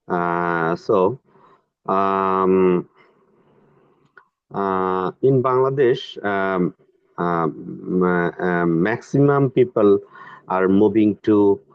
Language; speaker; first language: English; non-native, learner; Bangla